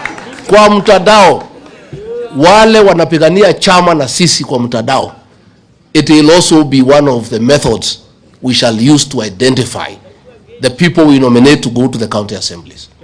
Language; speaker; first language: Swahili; non-native, local second language; Kikuyu